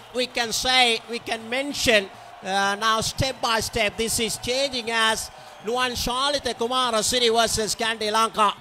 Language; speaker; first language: English; non-native, local second language; Sinhala